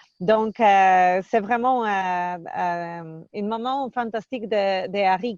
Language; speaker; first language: French; non-native, fluent; Polish